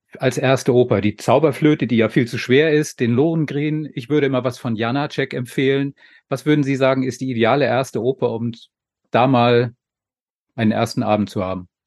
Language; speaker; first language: German; native; German